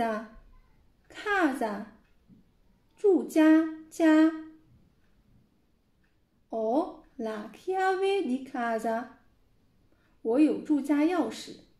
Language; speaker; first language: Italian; non-native, fluent; Chinese